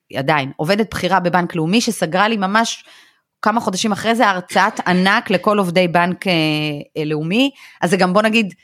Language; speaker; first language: Hebrew; early bilingual, other home language; Russian